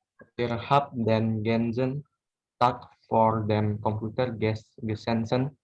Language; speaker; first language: German; non-native, learner; Indonesian